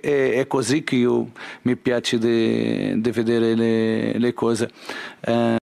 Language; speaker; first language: Italian; non-native, learner; Portuguese